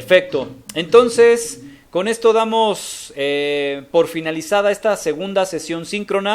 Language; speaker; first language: Spanish; native; Spanish